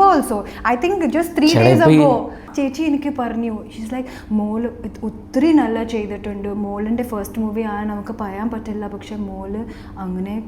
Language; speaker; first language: Malayalam; early bilingual, heritage; English